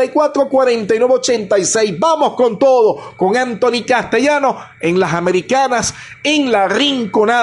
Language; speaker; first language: Spanish; native; Spanish